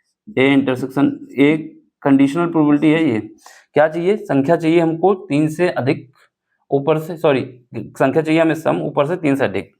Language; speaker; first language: Hindi; native; Hindi